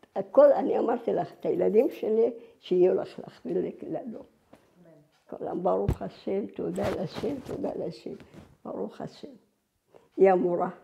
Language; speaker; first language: Hebrew; non-native, fluent; Arabic